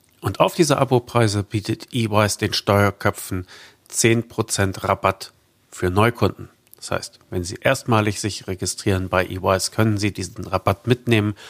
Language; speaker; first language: German; native; German